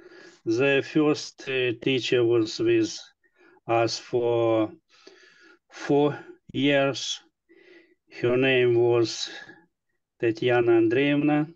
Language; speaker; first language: English; non-native, learner; Russian